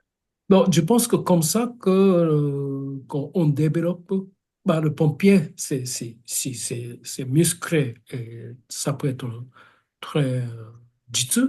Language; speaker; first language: French; non-native, fluent; Japanese